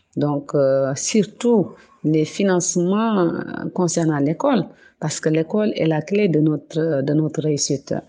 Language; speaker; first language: French; non-native, local second language; Wolof